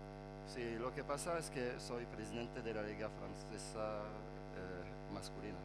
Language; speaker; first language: Spanish; non-native, fluent; French